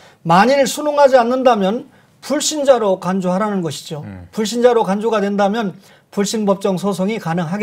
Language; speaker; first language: Korean; native; Korean